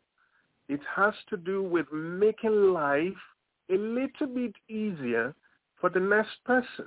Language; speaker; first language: English; non-native, local second language; Yoruba